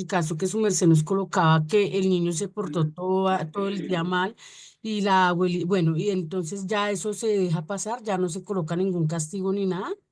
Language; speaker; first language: Spanish; native; Spanish